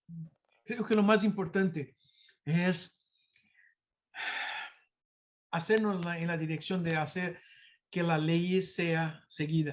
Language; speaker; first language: Spanish; non-native, fluent; Portuguese